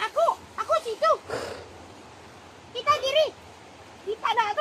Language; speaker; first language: Cebuano; non-native, local second language; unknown